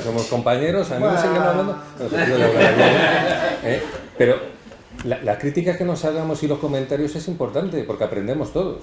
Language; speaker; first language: Spanish; native; Spanish